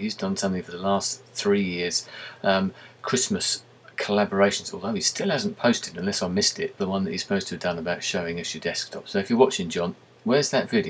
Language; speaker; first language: English; native; English